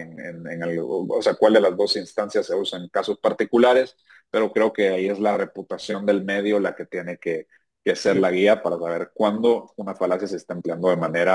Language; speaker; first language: Spanish; native; Spanish